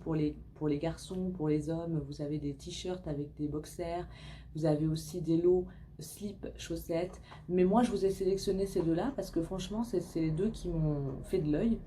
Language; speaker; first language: French; native; French